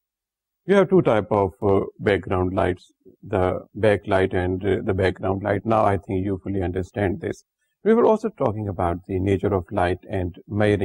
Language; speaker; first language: English; non-native, local second language; Urdu